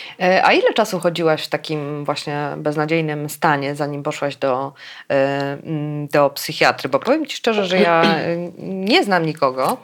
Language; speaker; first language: Polish; native; Polish